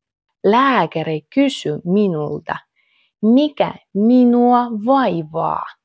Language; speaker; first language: Finnish; non-native, fluent; Russian